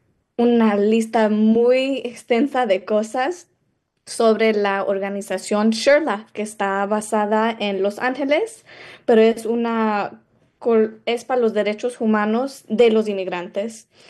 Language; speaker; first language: Spanish; early bilingual, other home language; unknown